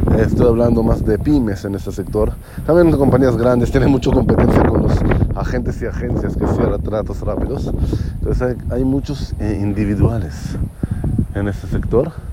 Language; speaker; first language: Spanish; non-native, learner; Hebrew